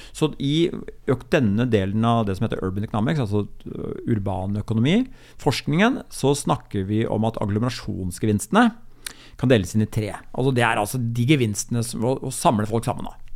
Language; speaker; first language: Norwegian; native; Norwegian